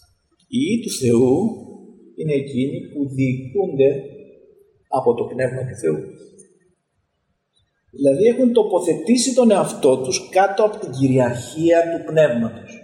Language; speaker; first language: Greek; native; Greek